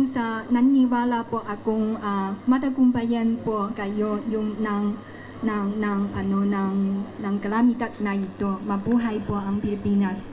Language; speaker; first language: Filipino; non-native, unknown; Chinese